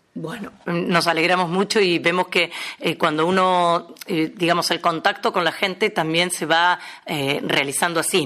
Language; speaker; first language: Spanish; native; Spanish